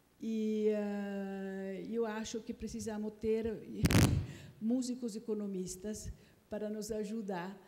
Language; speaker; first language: Portuguese; non-native, fluent; Italian